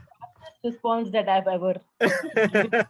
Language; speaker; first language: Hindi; native; Hindi